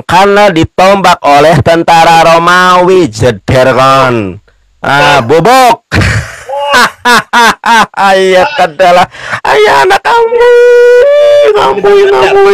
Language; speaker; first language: Indonesian; native; Indonesian